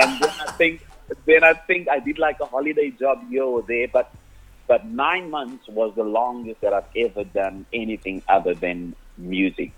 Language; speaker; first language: English; non-native, local second language; Afrikaans